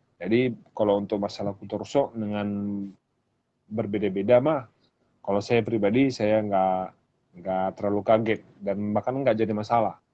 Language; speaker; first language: Indonesian; native; Indonesian